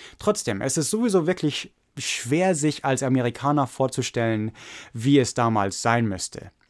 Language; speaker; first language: German; non-native, fluent; English